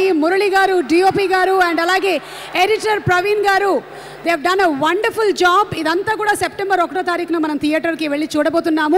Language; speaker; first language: Telugu; native; Telugu